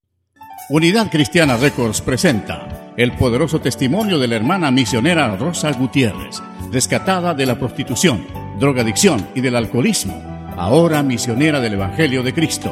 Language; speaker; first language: Spanish; native; Spanish